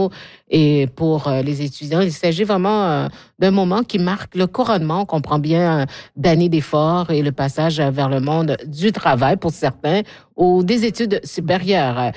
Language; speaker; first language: French; native; French